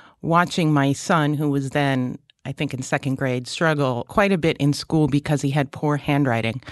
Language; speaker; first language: English; native; English